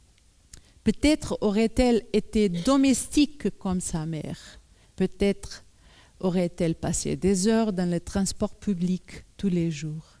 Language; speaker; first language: French; non-native, learner; Portuguese